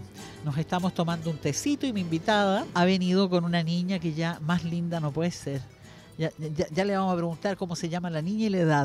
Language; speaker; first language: Spanish; native; Spanish